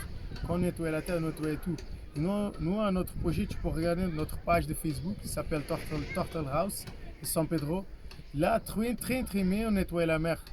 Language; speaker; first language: French; non-native, fluent; Kabuverdianu